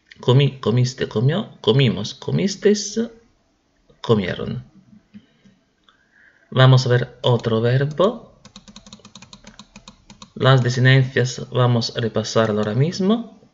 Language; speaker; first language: Spanish; non-native, fluent; Italian